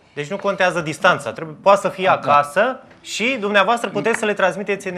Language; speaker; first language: Romanian; native; Romanian